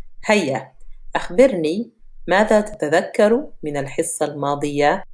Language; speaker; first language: Arabic; non-native, fluent; French